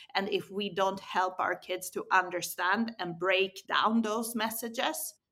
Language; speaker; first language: English; non-native, fluent; Swedish